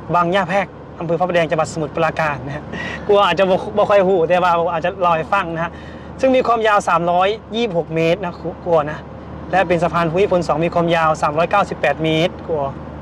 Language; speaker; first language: Thai; native; Thai